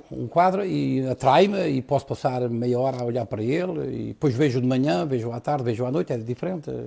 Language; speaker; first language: Portuguese; native; Portuguese